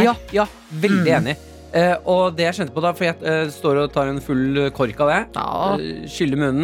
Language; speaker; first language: Norwegian; native; Norwegian